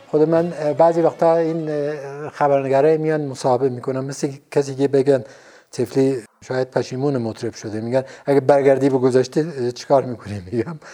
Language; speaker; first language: Persian; non-native, local second language; Central Kurdish